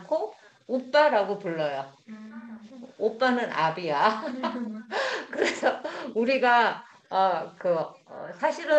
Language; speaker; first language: Korean; native; Korean